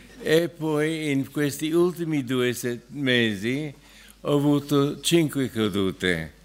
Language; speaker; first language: Italian; non-native, fluent; English